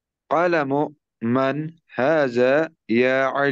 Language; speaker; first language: Arabic; non-native, learner; Urdu